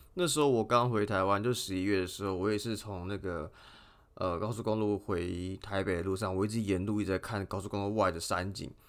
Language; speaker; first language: Chinese; native; Chinese